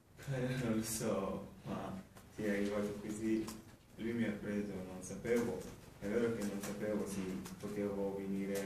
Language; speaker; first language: Italian; non-native, fluent; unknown